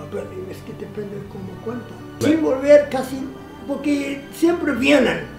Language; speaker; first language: Spanish; non-native, fluent; German